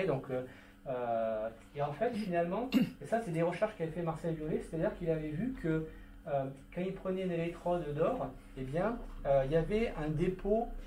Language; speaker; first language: French; native; French